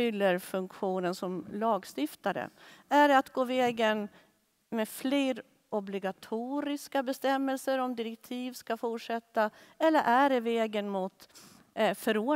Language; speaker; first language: Swedish; native; Swedish